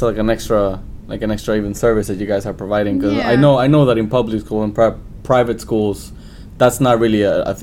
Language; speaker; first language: English; non-native, fluent; Spanish